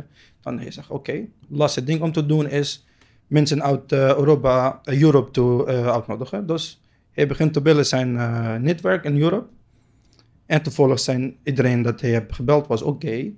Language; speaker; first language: Dutch; non-native, learner; Arabic